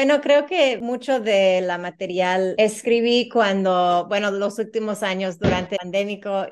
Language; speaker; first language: Spanish; early bilingual, heritage; Spanish